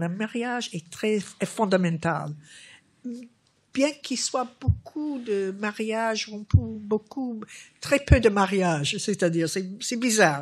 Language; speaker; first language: French; non-native, fluent; English